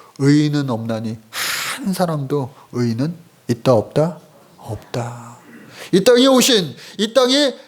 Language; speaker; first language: Korean; native; Korean